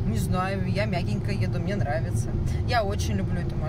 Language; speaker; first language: Russian; native; Russian